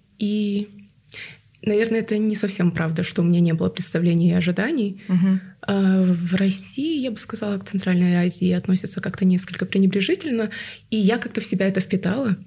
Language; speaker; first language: Russian; non-native, local second language; Tuvinian